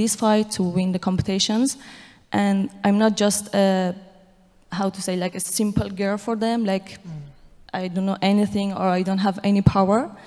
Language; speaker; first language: English; non-native, fluent; Persian